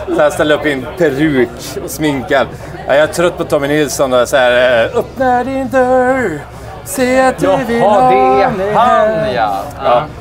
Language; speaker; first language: Swedish; native; Swedish